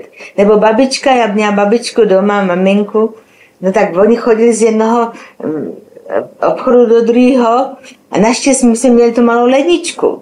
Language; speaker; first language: Czech; non-native, local second language; Slovak